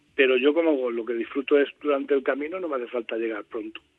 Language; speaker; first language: Spanish; native; Spanish